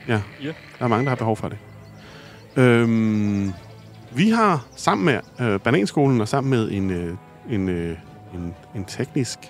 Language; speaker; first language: Danish; native; Danish